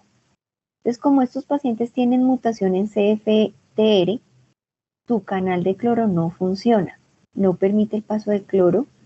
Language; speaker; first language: Spanish; native; Spanish